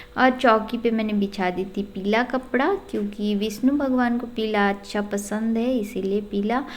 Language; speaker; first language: Hindi; non-native, local second language; Odia